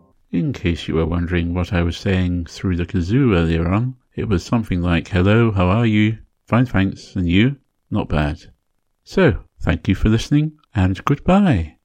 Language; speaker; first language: English; native; English